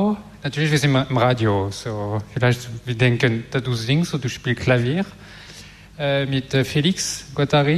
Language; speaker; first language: German; non-native, learner; French